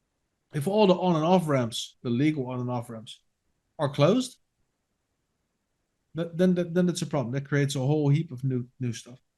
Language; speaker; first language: English; non-native, fluent; Dutch